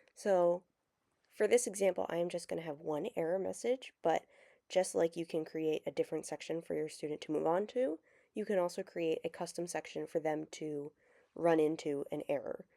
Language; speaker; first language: English; native; English